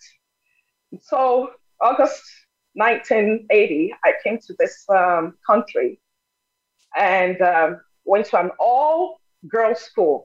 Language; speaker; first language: English; non-native, local second language; Yoruba